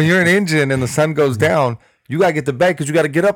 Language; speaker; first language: English; native; English